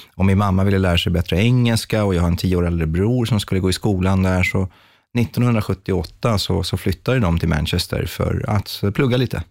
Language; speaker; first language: Swedish; early bilingual, other home language; Persian